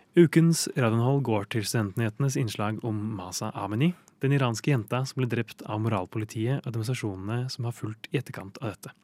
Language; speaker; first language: Norwegian; native; Norwegian